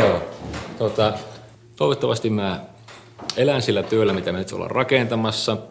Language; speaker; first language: Finnish; native; Finnish